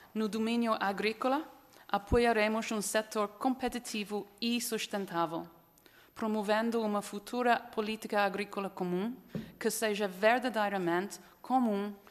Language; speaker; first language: Portuguese; non-native, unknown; English